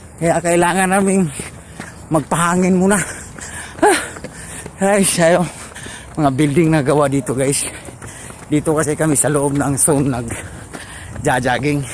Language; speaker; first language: Filipino; native; Filipino